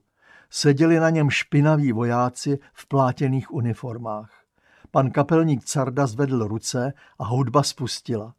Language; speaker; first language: Czech; native; Czech